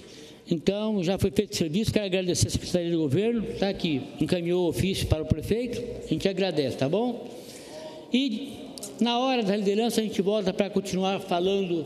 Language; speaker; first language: Portuguese; native; Portuguese